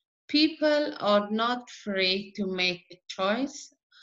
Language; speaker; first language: English; non-native, learner; Persian